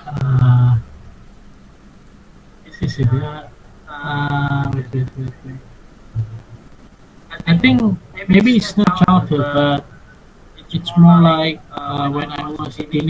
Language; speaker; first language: English; non-native, fluent; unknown